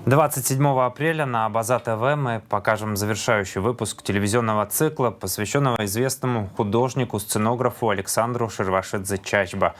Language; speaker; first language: Russian; native; Russian